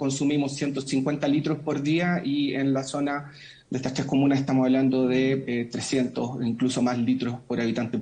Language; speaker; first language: Spanish; native; Spanish